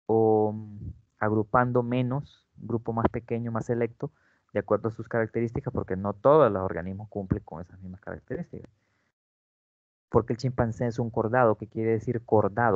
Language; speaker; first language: Spanish; native; Spanish